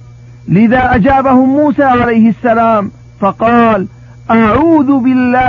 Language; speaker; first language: Arabic; native; Arabic